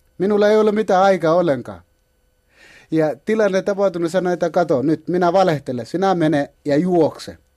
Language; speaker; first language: Finnish; non-native, learner; Kalenjin